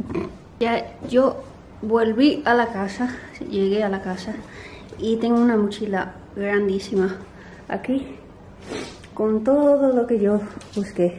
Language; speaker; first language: Spanish; early bilingual, heritage; Spanish